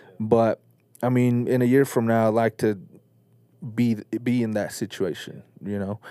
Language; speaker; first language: English; early bilingual, other home language; Spanish